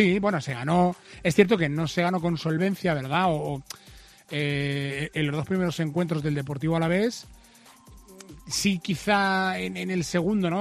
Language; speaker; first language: Spanish; native; Spanish